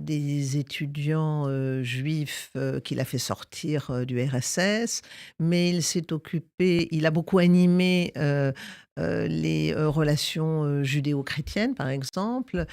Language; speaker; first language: French; native; French